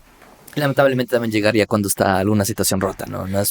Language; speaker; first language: Spanish; native; Spanish